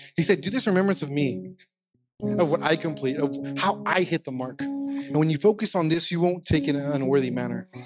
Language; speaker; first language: English; native; English